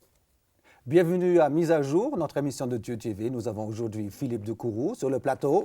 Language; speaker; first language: French; native; French